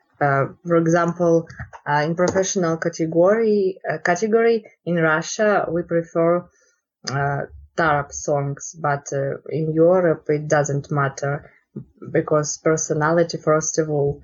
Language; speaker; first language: English; non-native, learner; Russian